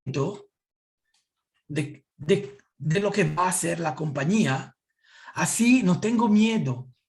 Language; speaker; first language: Spanish; non-native, learner; Italian